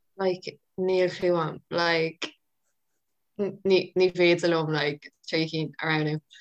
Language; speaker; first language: Irish; non-native, local second language; English